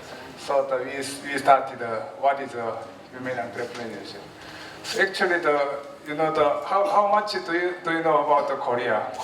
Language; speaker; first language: English; non-native, fluent; Korean